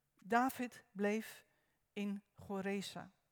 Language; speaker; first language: Dutch; native; Dutch